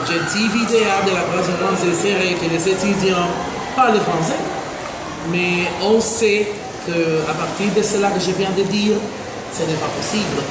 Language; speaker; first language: French; non-native, fluent; Spanish